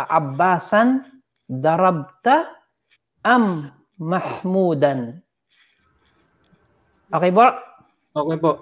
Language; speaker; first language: Arabic; non-native, fluent; Filipino